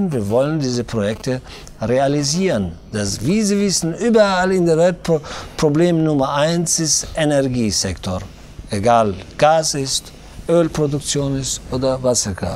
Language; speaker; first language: German; non-native, learner; Tajik